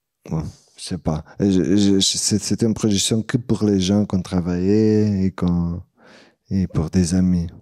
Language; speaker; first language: French; non-native, fluent; Portuguese